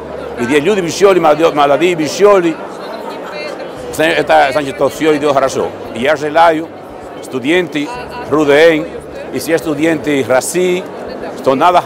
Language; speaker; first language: Russian; non-native, fluent; Spanish